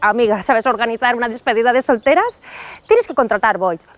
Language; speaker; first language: Spanish; non-native, local second language; Catalan